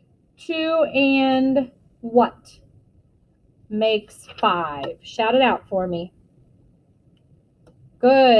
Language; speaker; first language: English; native; English